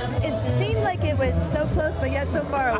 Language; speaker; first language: English; native; English